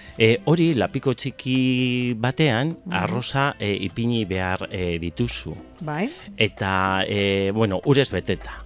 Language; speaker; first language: Basque; non-native, local second language; Spanish